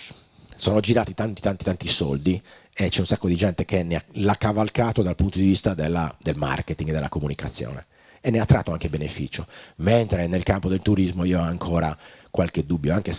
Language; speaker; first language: Italian; native; Italian